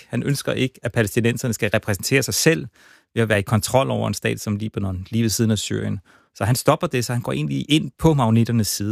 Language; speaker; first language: Danish; native; Danish